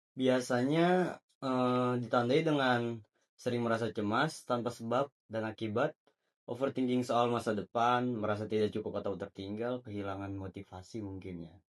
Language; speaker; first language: Indonesian; native; Indonesian